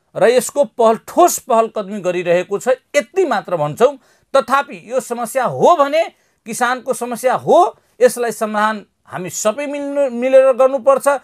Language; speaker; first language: Nepali; non-native, local second language; Maithili